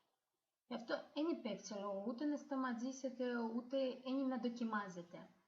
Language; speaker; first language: Greek; non-native, fluent; Russian